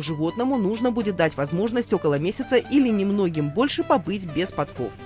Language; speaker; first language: Russian; native; Russian